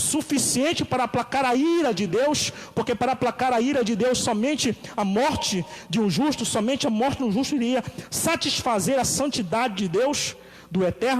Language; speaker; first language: Portuguese; native; Portuguese